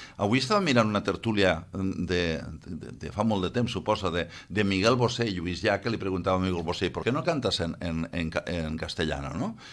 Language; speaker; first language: Catalan; native; Catalan